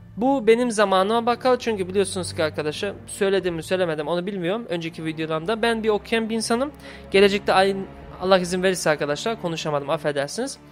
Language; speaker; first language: Turkish; early bilingual, heritage; Turkish